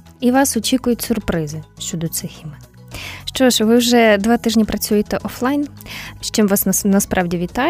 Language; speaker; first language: Ukrainian; native; Ukrainian